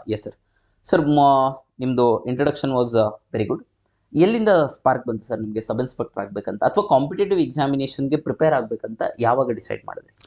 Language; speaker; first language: Kannada; native; Kannada